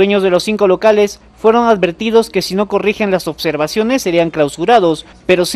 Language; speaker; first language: Spanish; native; Spanish